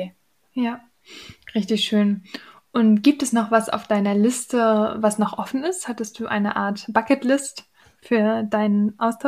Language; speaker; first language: German; native; German